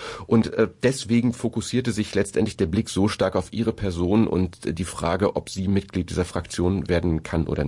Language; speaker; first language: German; native; German